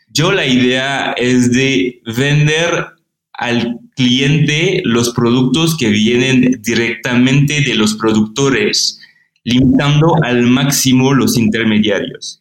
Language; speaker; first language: Spanish; non-native, fluent; French